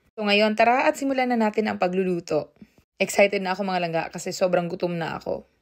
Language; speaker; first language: Filipino; non-native, local second language; Cebuano